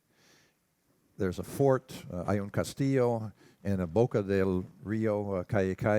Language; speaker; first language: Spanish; non-native, learner; English